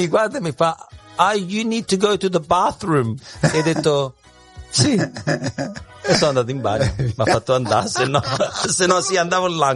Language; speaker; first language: Italian; early bilingual, heritage; Italian